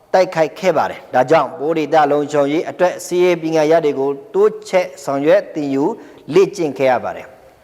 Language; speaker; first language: Burmese; non-native, local second language; Pa'o Karen